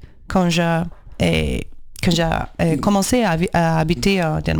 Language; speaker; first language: French; non-native, learner; Portuguese